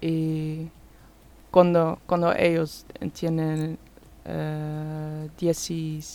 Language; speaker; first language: Spanish; non-native, learner; Dutch